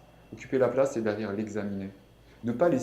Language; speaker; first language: French; native; French